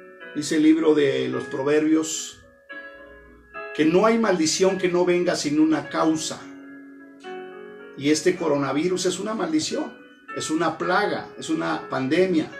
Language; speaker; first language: Spanish; native; Spanish